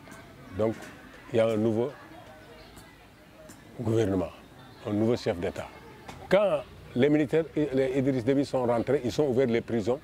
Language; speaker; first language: French; non-native, local second language; Wolof